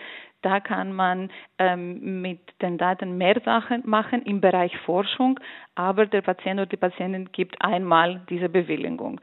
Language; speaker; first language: German; non-native, fluent; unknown